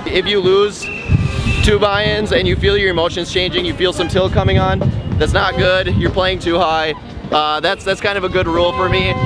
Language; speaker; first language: English; native; English